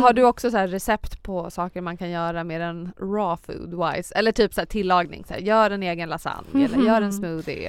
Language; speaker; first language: Swedish; native; Swedish